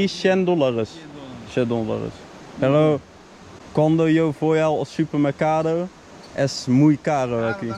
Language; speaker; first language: Spanish; non-native, learner; Dutch